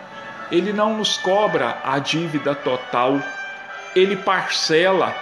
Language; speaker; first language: Portuguese; native; Portuguese